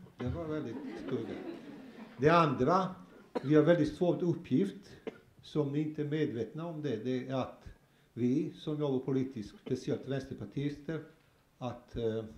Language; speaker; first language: Swedish; non-native, fluent; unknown